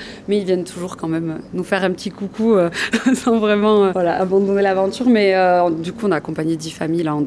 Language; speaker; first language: French; native; French